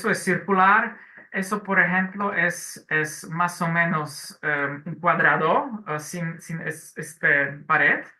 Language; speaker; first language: Spanish; non-native, learner; Polish